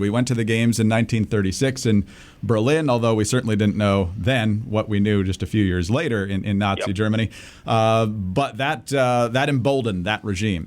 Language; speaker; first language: English; native; English